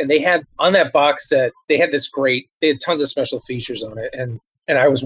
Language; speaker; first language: English; native; English